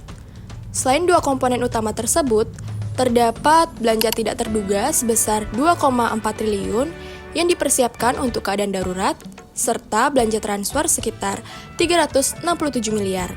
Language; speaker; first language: Indonesian; native; Indonesian